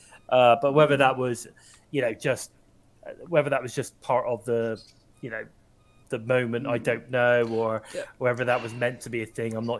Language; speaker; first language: English; native; English